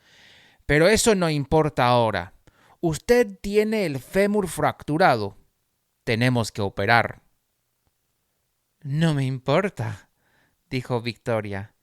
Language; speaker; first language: Spanish; non-native, fluent; English